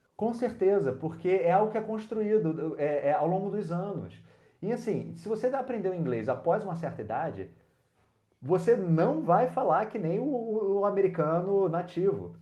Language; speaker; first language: Portuguese; native; Portuguese